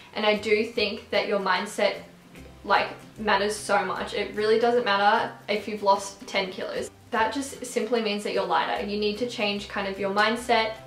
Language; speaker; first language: English; native; English